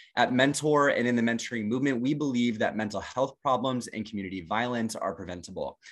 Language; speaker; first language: English; native; English